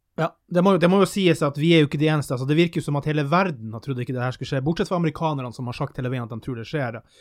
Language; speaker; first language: Norwegian; native; Norwegian